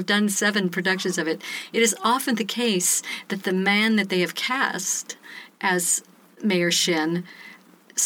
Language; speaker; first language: English; native; English